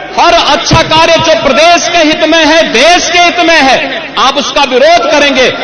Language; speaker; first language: Hindi; native; Hindi